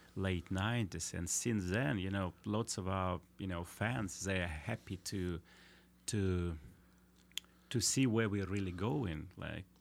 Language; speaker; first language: English; non-native, fluent; Russian